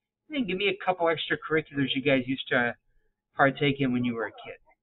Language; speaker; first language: English; native; English